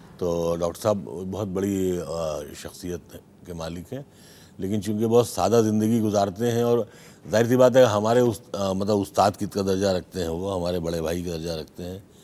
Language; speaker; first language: Hindi; native; Hindi